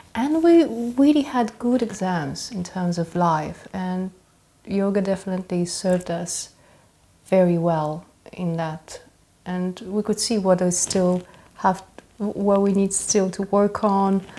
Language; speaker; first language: English; early bilingual, other home language; Russian